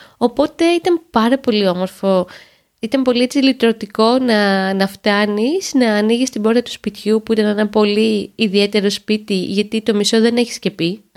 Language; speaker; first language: Greek; native; Greek